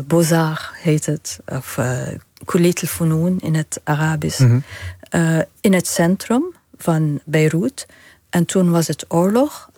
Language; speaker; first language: Dutch; non-native, fluent; Arabic